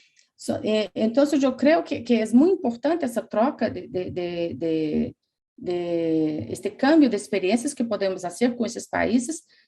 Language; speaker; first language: Spanish; non-native, fluent; Portuguese